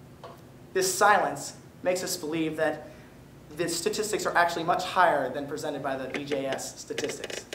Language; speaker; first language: English; native; English